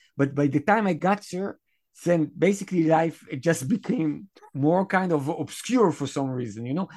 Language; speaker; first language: English; non-native, fluent; Hebrew